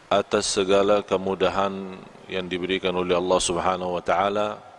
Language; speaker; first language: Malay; non-native, fluent; Arabic